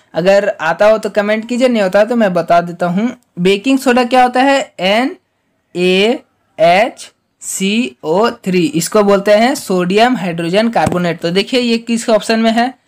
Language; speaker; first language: Hindi; native; Hindi